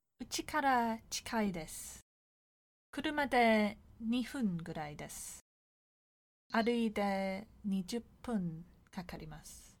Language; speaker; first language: Japanese; non-native, learner; English